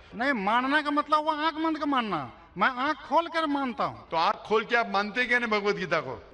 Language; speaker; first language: Hindi; native; Hindi